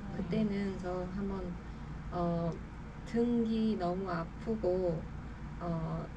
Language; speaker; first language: Korean; non-native, fluent; Persian